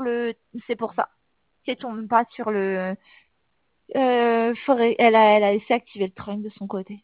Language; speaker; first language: French; native; French